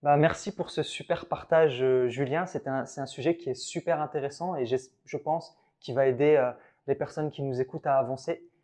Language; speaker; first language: French; early bilingual, other home language; Arabic